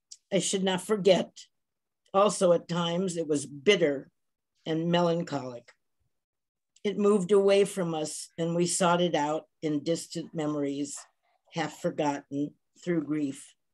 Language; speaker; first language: English; native; English